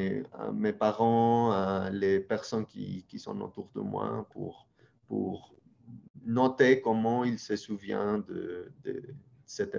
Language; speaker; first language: French; non-native, fluent; Spanish